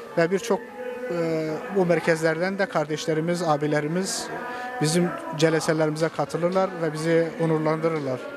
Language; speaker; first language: Turkish; non-native, local second language; Zaza